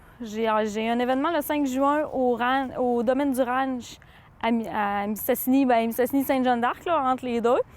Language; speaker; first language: French; native; French